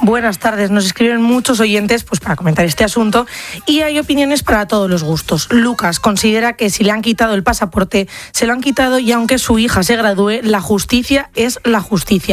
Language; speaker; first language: Spanish; native; Spanish